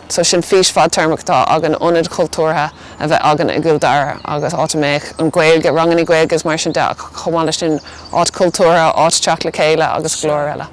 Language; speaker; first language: Irish; non-native, local second language; English